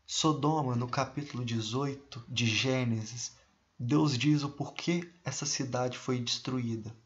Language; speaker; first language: Portuguese; native; Portuguese